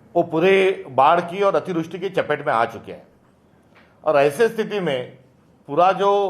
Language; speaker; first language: Hindi; non-native, local second language; Marathi